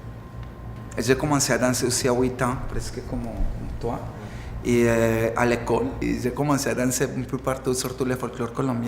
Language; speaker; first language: French; non-native, fluent; Spanish